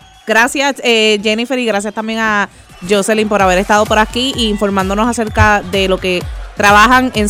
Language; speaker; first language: Spanish; native; Spanish